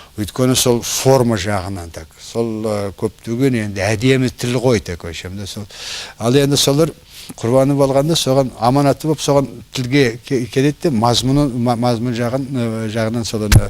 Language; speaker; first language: Kazakh; non-native, local second language; Russian